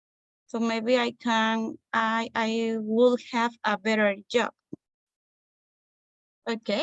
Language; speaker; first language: English; non-native, learner; Spanish